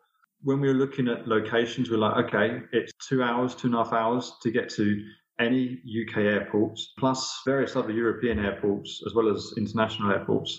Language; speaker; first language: English; native; English